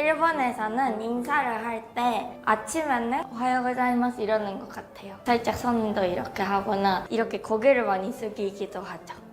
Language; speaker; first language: Korean; non-native, fluent; Japanese